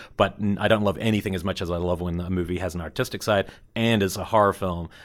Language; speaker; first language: English; native; English